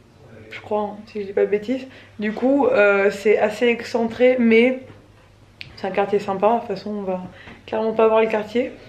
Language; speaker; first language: French; native; French